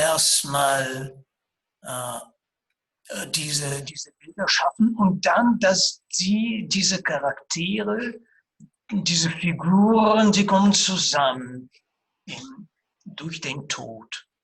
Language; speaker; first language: German; non-native, fluent; Russian